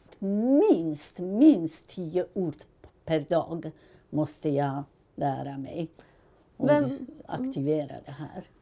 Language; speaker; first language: Swedish; non-native, fluent; Persian